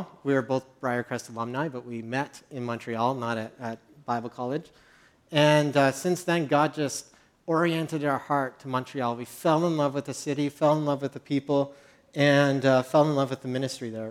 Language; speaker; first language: English; native; English